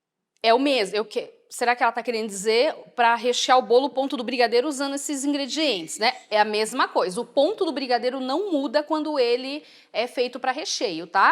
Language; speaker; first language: Portuguese; native; Portuguese